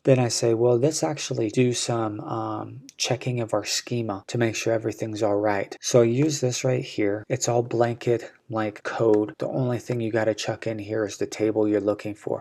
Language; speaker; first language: English; native; English